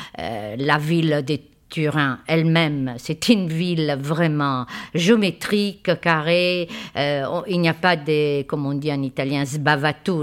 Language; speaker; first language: French; non-native, fluent; Italian